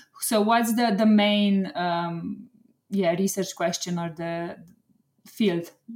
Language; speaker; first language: English; non-native, fluent; Slovenian